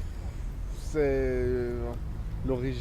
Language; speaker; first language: French; non-native, learner; Portuguese